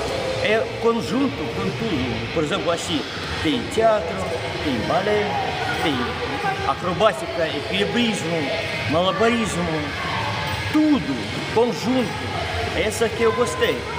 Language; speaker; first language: Portuguese; non-native, learner; Russian